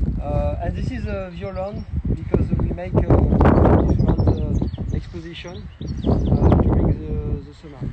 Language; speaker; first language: English; non-native, learner; French